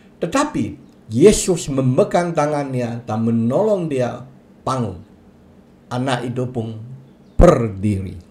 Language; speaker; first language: Malay; non-native, local second language; Chinese